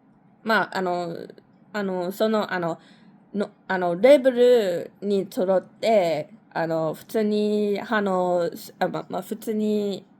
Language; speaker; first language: Japanese; non-native, learner; English